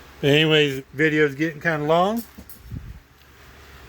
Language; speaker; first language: English; native; English